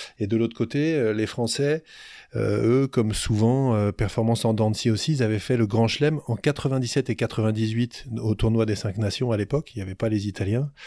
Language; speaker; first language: French; native; French